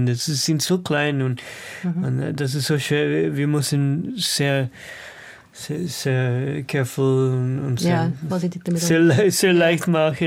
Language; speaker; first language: German; non-native, learner; English